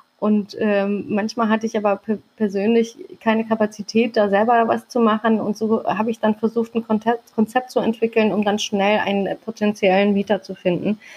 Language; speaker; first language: German; early bilingual, other home language; Turkish